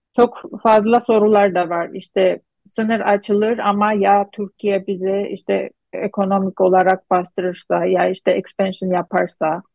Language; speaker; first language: Turkish; non-native, fluent; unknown